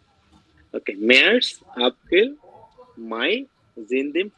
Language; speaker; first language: German; non-native, learner; Bangla